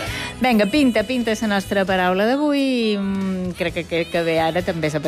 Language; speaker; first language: Catalan; native; Catalan